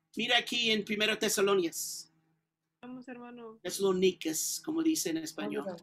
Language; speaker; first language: Spanish; non-native, learner; English